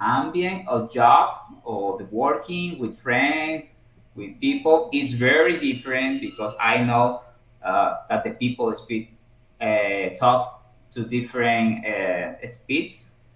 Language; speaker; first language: English; non-native, learner; Spanish